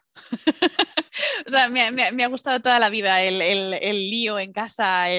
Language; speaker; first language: Spanish; native; Spanish